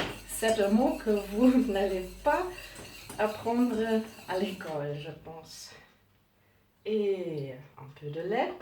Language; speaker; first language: French; non-native, learner; German